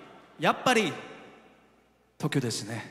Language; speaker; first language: Japanese; non-native, fluent; Korean